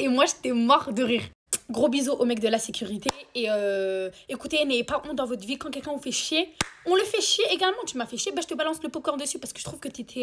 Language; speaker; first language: French; native; French